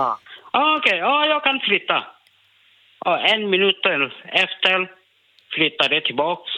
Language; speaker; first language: Swedish; non-native, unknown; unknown